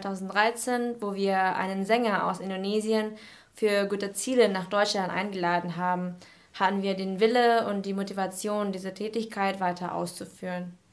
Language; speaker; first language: German; non-native, fluent; Indonesian